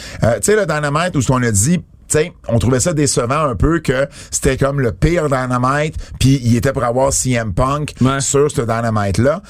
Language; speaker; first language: French; native; French